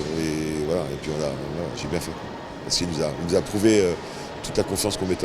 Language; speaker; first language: French; native; French